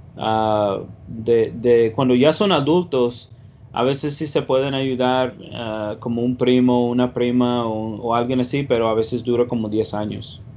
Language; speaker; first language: Spanish; non-native, fluent; English